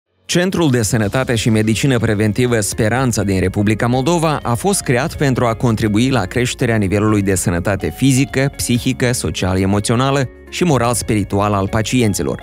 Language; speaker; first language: Romanian; native; Romanian